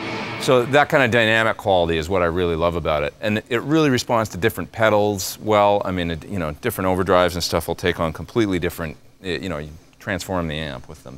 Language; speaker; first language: English; native; English